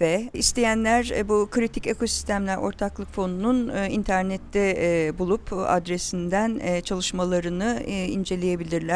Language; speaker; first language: Turkish; native; Turkish